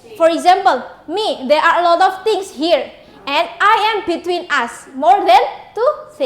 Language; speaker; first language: English; non-native, learner; Indonesian